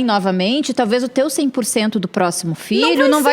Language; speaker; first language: Portuguese; native; Portuguese